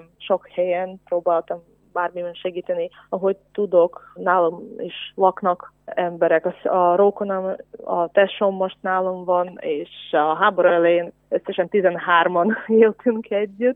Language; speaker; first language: Hungarian; non-native, fluent; Ukrainian